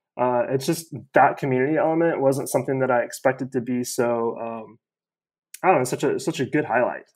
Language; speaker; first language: English; native; English